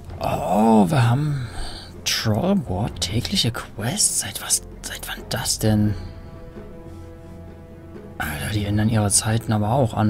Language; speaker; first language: German; native; German